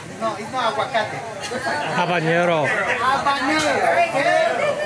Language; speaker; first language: English; non-native, fluent; Spanish